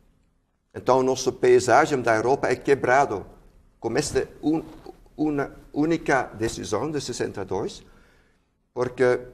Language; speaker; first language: Portuguese; non-native, fluent; Dutch